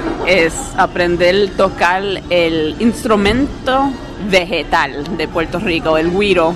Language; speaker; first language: Spanish; early bilingual, heritage; English